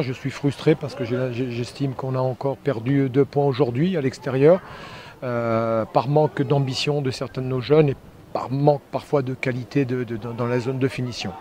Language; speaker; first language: French; native; French